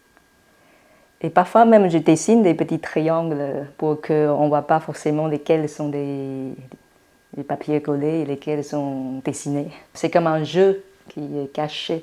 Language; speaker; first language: French; non-native, fluent; Chinese